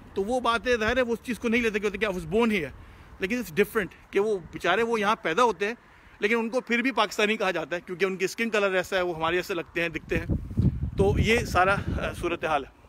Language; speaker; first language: Urdu; native; Urdu